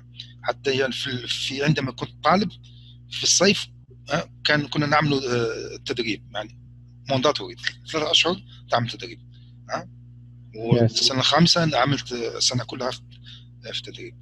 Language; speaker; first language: Arabic; native; Arabic